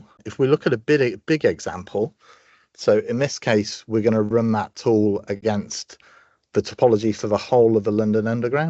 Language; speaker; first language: English; native; English